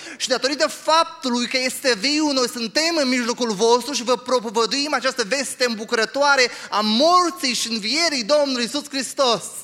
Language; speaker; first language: Romanian; native; Romanian